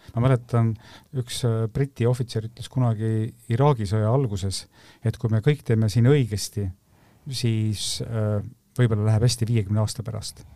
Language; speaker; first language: Estonian; native; Estonian